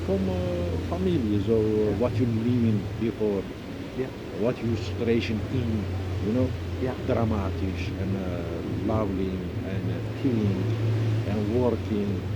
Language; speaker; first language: English; non-native, learner; Turkish